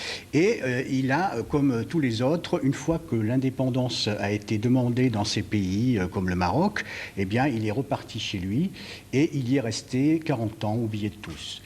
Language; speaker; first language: French; native; French